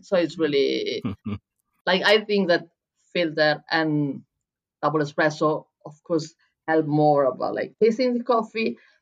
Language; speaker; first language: English; non-native, fluent; Italian